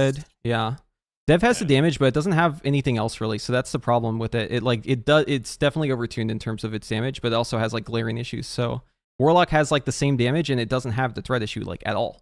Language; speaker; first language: English; native; English